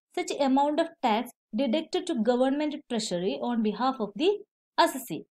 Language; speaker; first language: English; non-native, local second language; Malayalam